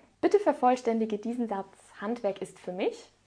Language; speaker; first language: German; native; German